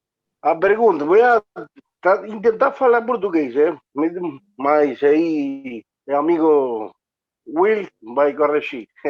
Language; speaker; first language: Portuguese; non-native, learner; Spanish